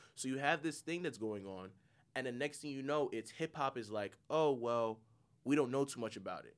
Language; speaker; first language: English; early bilingual, other home language; Yoruba